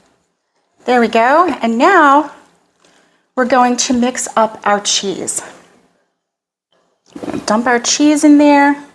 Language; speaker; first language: English; native; English